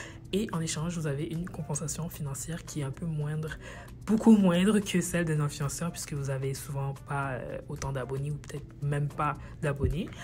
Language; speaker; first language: French; native; French